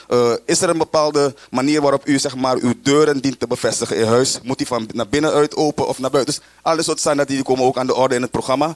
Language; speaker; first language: Dutch; native; Dutch